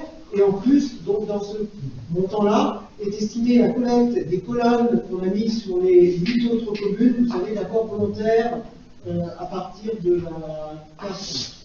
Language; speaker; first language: French; native; French